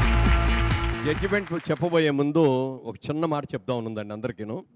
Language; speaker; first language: Telugu; native; Telugu